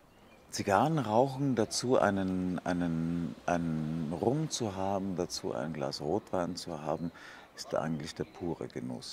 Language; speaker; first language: German; native; German